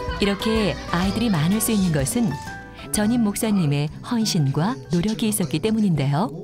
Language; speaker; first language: Korean; native; Korean